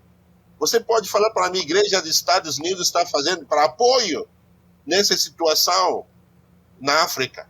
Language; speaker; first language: Portuguese; non-native, learner; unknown